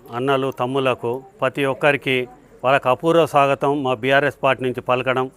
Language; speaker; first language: Telugu; native; Telugu